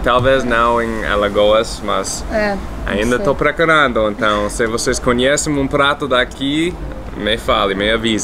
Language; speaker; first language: Portuguese; non-native, fluent; English